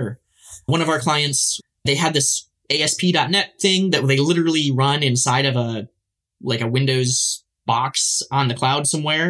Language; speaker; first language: English; native; English